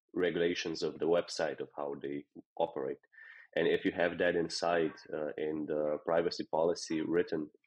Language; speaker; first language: English; non-native, fluent; Slovenian